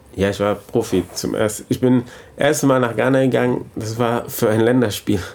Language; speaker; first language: German; early bilingual, other home language; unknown